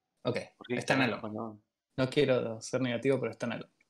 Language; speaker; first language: Spanish; native; Spanish